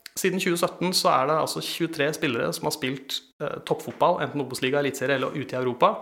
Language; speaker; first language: Norwegian; native; Norwegian